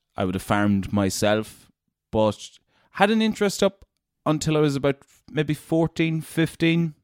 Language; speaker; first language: English; native; English